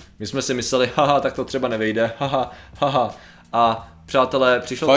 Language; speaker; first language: Czech; native; Czech